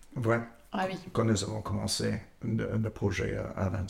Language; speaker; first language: French; non-native, learner; English